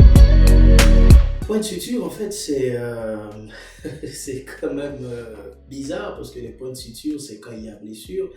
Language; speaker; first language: French; non-native, local second language; Haitian Creole